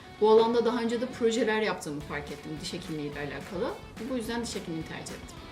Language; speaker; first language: Turkish; native; Turkish